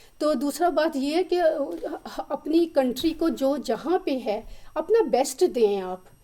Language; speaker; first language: Urdu; native; Urdu